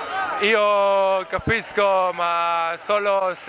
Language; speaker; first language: Italian; non-native, learner; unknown